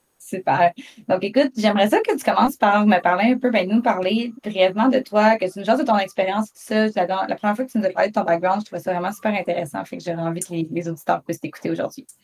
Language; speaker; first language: French; native; French